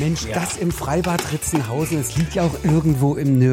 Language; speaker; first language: German; native; German